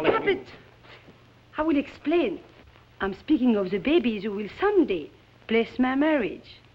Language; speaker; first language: English; non-native, fluent; French